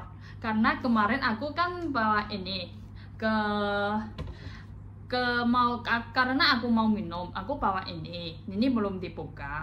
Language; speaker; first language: Indonesian; non-native, fluent; Chinese